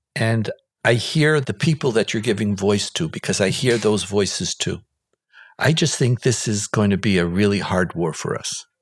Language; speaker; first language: English; non-native, fluent; Hebrew